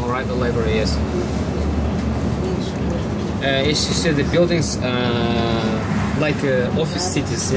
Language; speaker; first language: English; non-native, learner; Kazakh